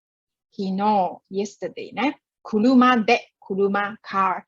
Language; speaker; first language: Japanese; non-native, fluent; Chinese